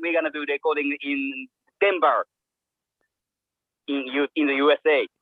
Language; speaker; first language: English; non-native, learner; Japanese